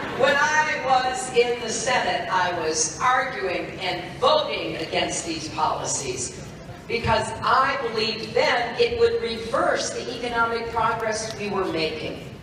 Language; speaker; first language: English; native; English